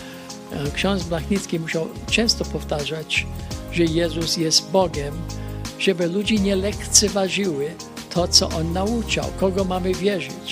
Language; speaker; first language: Polish; early bilingual, heritage; Polish